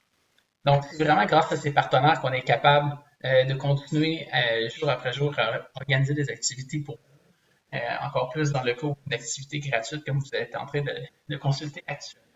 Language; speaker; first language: French; native; French